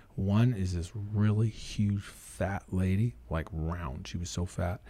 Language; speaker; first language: English; native; English